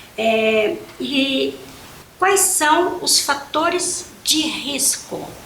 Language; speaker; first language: Portuguese; native; Portuguese